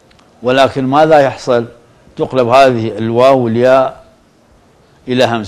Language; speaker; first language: Arabic; native; Arabic